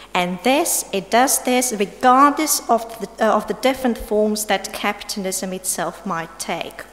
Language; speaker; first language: English; non-native, fluent; Slovenian